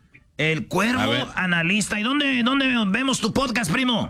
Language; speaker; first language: Spanish; native; Spanish